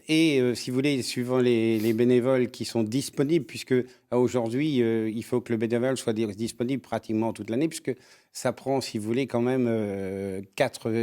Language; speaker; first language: French; native; French